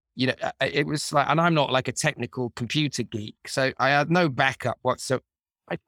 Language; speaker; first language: English; native; English